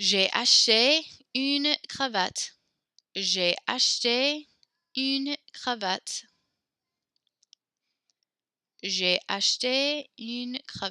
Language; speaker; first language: French; non-native, fluent; English